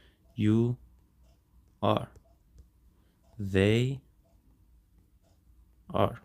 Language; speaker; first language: English; non-native, fluent; Persian